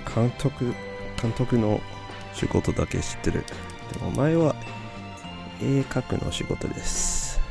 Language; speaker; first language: Japanese; non-native, learner; English